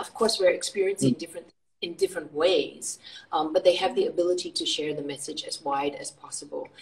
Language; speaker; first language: English; early bilingual, other home language; Indonesian